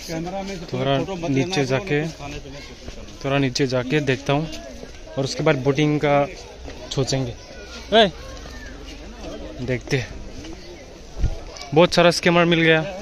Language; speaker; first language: Hindi; non-native, local second language; Kok Borok